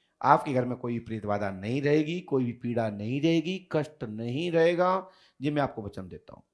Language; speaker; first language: Hindi; native; Hindi